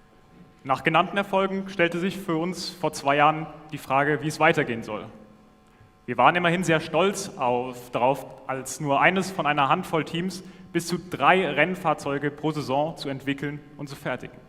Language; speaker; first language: German; native; German